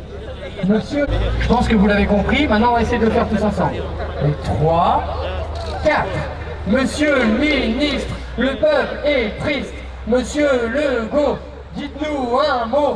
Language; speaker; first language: French; native; French